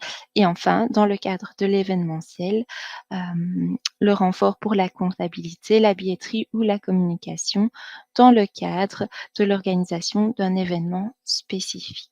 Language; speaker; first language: French; native; French